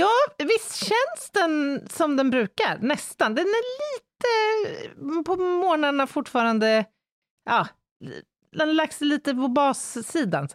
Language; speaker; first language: Swedish; native; Swedish